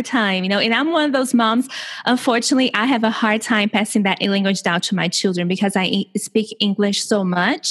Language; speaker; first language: English; non-native, fluent; Portuguese